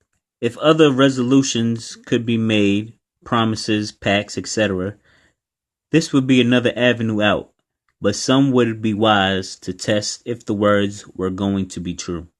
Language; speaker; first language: English; native; English